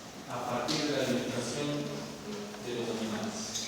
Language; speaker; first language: Spanish; native; Spanish